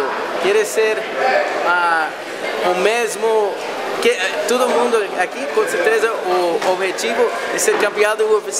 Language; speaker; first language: Portuguese; non-native, learner; English